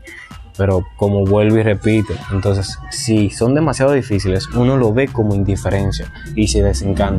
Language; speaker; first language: Spanish; native; Spanish